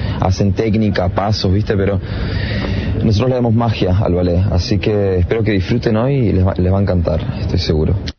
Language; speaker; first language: Spanish; early bilingual, other home language; Ukrainian